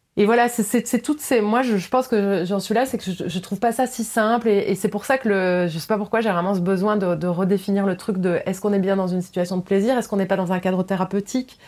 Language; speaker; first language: French; native; French